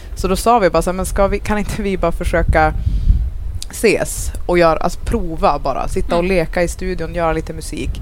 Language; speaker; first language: Swedish; native; Swedish